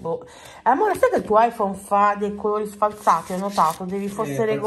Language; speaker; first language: Italian; native; Italian